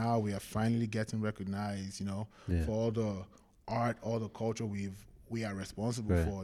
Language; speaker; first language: English; non-native, local second language; Yoruba